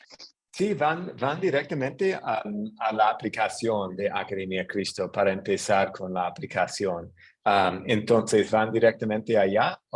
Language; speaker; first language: Spanish; non-native, fluent; English